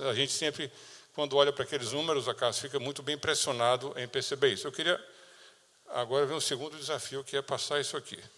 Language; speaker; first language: Portuguese; native; Portuguese